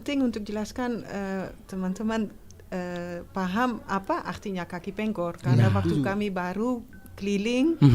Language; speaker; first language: Indonesian; non-native, fluent; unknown